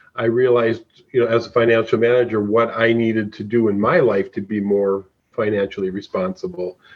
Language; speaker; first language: English; native; English